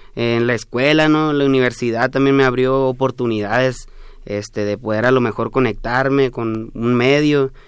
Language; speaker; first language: Spanish; non-native, local second language; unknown